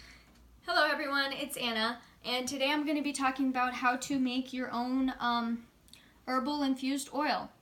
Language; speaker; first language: English; native; English